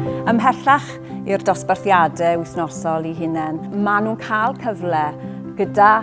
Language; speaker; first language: Welsh; native; Welsh